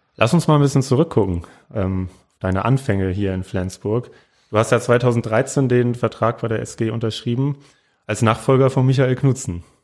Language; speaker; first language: German; native; German